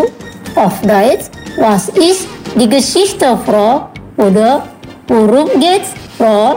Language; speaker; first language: German; non-native, learner; Indonesian